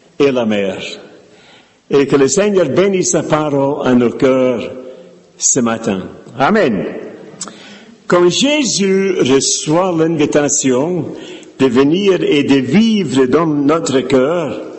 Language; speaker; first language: French; non-native, fluent; English